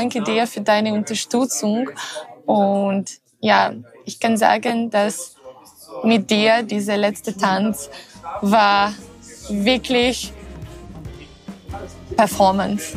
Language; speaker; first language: German; non-native, learner; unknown